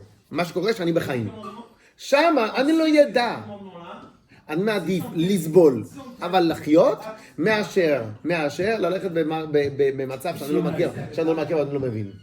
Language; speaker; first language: Hebrew; non-native, fluent; French